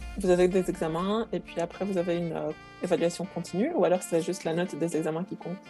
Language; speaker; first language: French; native; French